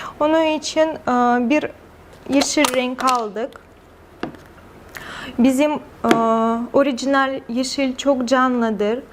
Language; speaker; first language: Turkish; non-native, fluent; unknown